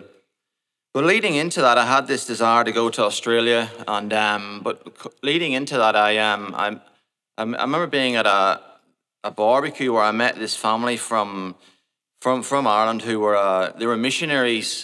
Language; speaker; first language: English; native; English